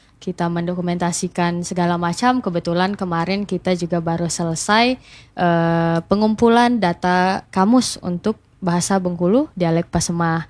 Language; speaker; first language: Indonesian; non-native, local second language; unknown